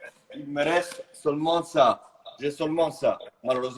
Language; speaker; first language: French; non-native, fluent; Italian